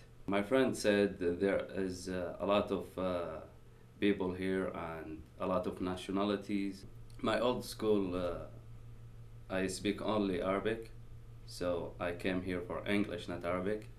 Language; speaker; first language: English; non-native, learner; Arabic